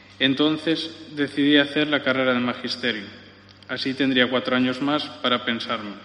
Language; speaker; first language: Spanish; native; Spanish